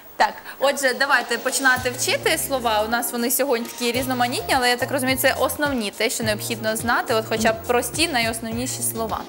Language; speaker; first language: Ukrainian; native; Ukrainian